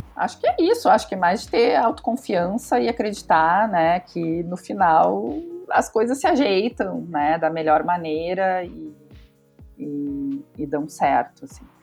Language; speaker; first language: Portuguese; native; Portuguese